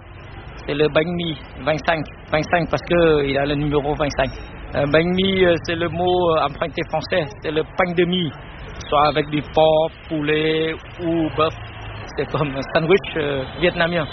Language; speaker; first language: French; non-native, fluent; Vietnamese